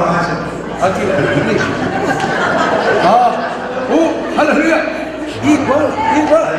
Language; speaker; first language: Portuguese; native; Portuguese